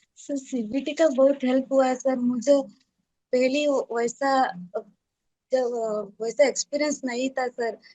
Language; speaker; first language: Hindi; non-native, local second language; Kannada